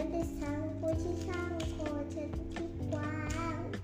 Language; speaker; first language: English; non-native, learner; Indonesian